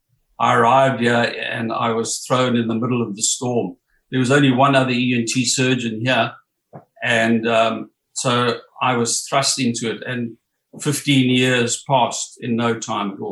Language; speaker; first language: English; native; English